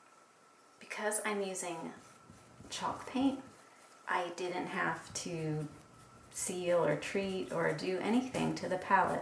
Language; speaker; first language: English; native; English